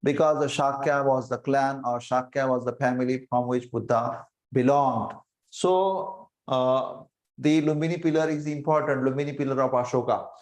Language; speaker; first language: English; non-native, local second language; Marathi